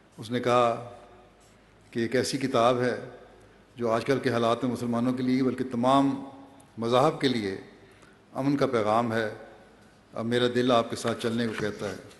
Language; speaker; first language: Urdu; native; Urdu